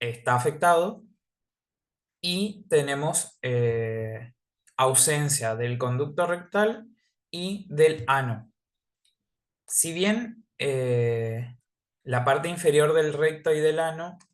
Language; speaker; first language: Spanish; native; Spanish